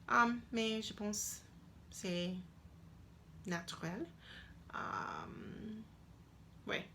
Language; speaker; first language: French; non-native, learner; English